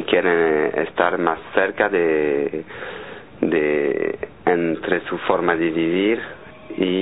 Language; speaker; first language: Spanish; non-native, fluent; French